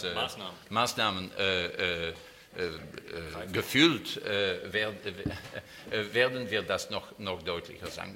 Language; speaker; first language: German; non-native, fluent; French